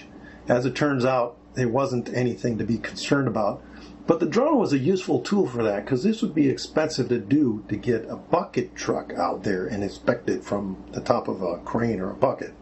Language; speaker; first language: English; native; English